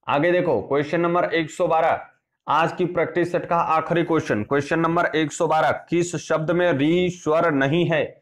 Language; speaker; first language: Hindi; native; Hindi